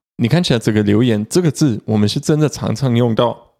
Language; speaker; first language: Chinese; non-native, fluent; German